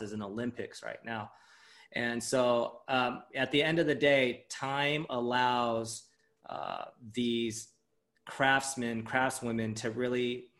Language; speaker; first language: English; early bilingual, other home language; Japanese